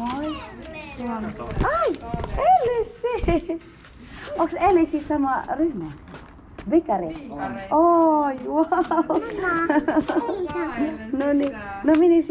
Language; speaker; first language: Finnish; non-native, learner; Waray